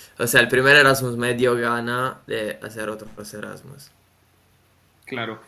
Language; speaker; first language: Spanish; non-native, fluent; Italian